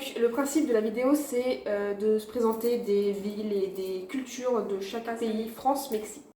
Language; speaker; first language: French; native; French